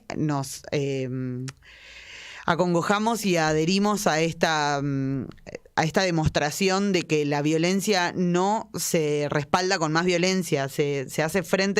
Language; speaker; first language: Spanish; native; Spanish